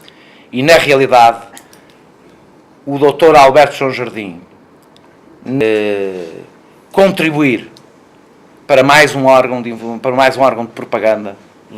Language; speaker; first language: Portuguese; native; Portuguese